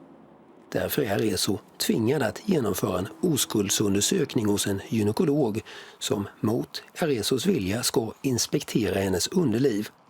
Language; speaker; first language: Swedish; native; Swedish